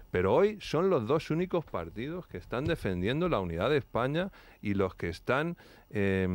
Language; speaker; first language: Spanish; native; Spanish